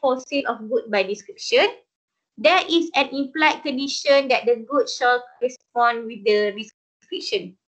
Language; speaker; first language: English; non-native, local second language; Malay